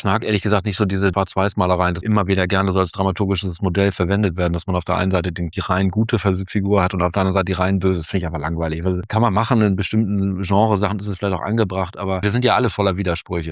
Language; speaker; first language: German; native; German